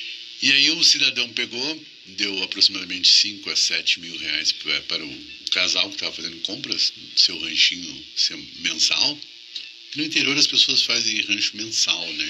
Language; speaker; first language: Portuguese; native; Portuguese